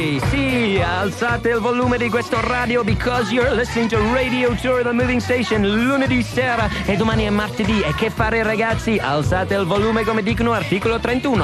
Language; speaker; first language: Italian; non-native, fluent; English